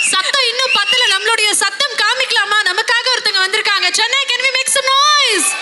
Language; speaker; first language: Tamil; native; Tamil